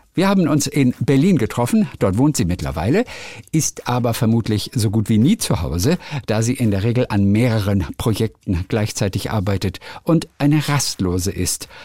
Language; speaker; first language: German; native; German